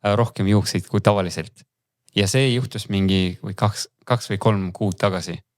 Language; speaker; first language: Estonian; non-native, local second language; Russian